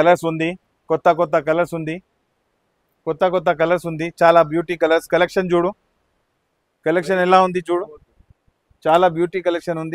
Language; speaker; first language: Telugu; non-native, local second language; Urdu